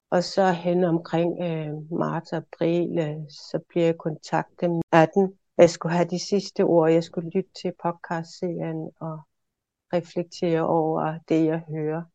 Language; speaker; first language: Danish; non-native, local second language; Kalaallisut